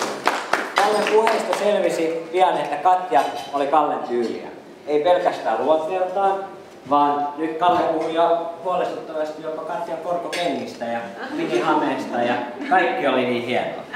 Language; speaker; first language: Finnish; native; Finnish